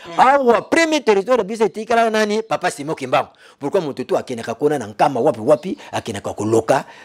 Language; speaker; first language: Lingala; non-native, local second language; Kongo